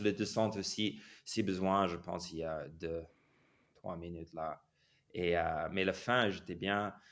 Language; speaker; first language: French; non-native, fluent; English